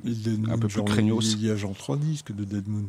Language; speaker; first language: French; native; French